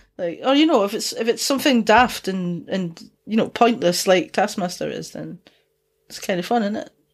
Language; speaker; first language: English; native; English